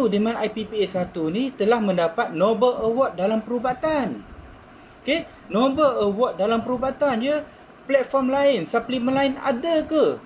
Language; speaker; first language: Malay; non-native, local second language; Chinese